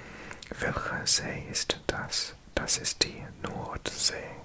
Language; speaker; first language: German; non-native, learner; English